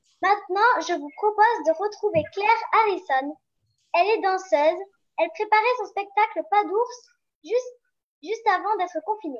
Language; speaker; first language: French; native; French